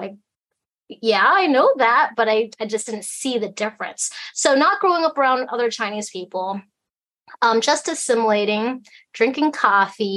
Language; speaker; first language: English; early bilingual, other home language; Cantonese